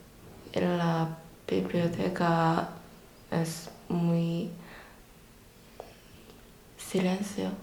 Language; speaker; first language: Spanish; non-native, learner; Chinese